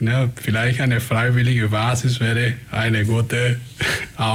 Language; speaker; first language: German; non-native, fluent; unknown